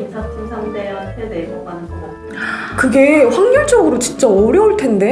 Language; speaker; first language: Korean; native; Korean